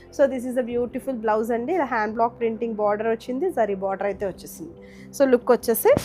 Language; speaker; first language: Telugu; native; Telugu